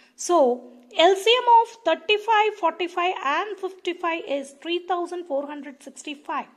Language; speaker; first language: English; non-native, local second language; Tamil